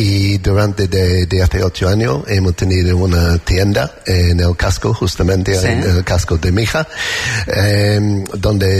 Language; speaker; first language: Spanish; non-native, learner; English